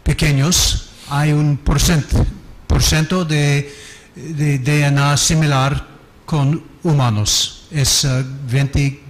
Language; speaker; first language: Spanish; non-native, learner; English